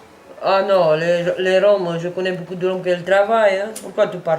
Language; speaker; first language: French; non-native, learner; Romanian